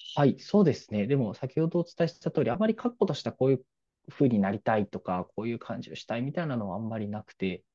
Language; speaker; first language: Japanese; native; Japanese